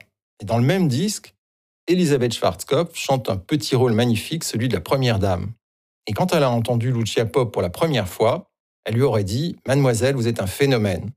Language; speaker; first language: French; native; French